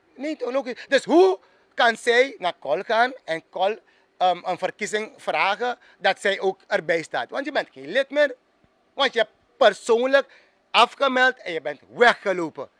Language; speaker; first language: Dutch; native; Dutch